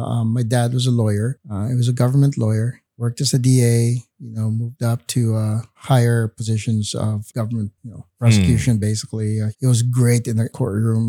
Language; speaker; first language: English; non-native, local second language; Hiligaynon